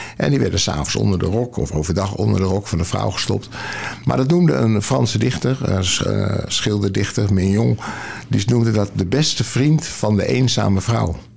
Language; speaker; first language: Dutch; native; Dutch